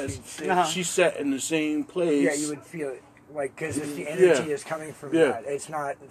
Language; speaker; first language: English; native; English